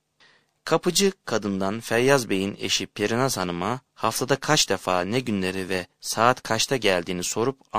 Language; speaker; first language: Turkish; native; Turkish